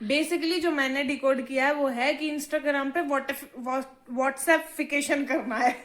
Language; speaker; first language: Hindi; native; Hindi